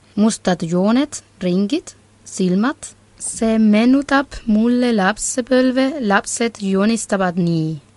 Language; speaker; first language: Estonian; non-native, learner; Spanish